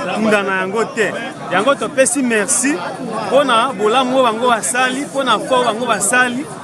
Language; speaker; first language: Lingala; native; Lingala